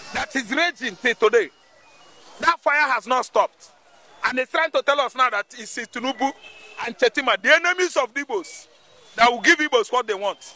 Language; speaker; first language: English; non-native, local second language; Igbo